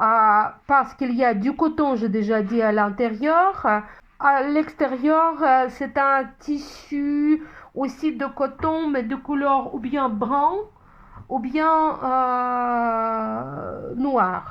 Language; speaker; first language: French; non-native, fluent; Russian